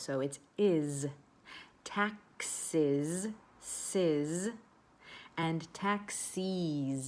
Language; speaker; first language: English; native; English